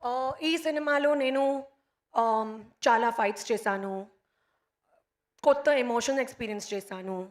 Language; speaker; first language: Telugu; non-native, learner; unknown